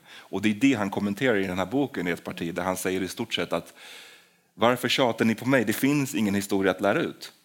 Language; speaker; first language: Swedish; native; Swedish